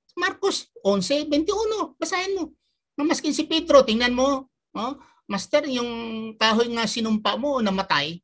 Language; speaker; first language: Filipino; native; Filipino